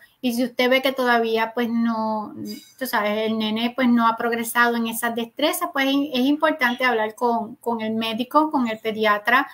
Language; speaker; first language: Spanish; native; Spanish